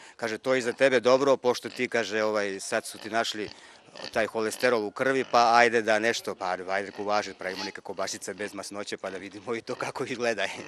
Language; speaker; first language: Croatian; non-native, local second language; Slovak